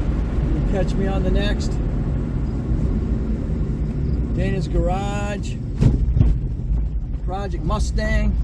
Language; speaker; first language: English; native; English